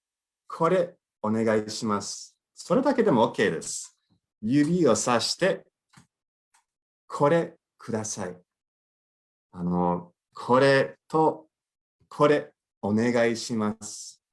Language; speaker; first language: Japanese; non-native, fluent; English